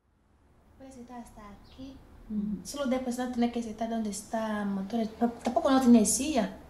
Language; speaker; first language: Spanish; non-native, learner; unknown